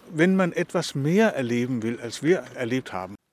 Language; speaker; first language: German; non-native, learner; Danish